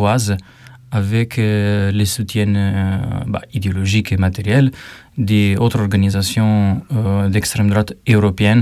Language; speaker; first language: French; non-native, learner; Albanian